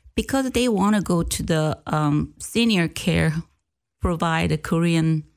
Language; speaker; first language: English; non-native, learner; Korean